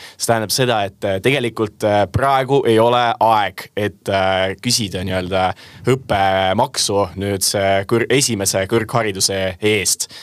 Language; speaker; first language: Estonian; non-native, local second language; Russian